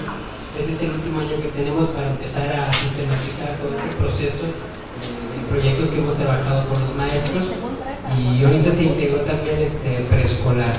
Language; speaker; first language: Spanish; non-native, local second language; Tzotzil